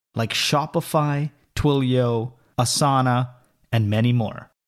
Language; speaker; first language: English; early bilingual, other home language; Arabic